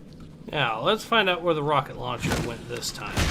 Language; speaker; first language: English; native; English